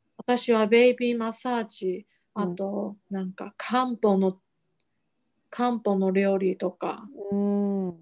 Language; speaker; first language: Japanese; non-native, fluent; Chinese